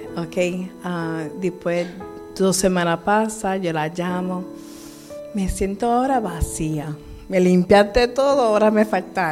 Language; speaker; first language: Spanish; early bilingual, heritage; Spanish